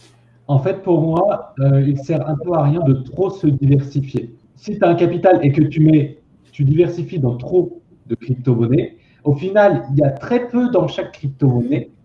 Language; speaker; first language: French; native; French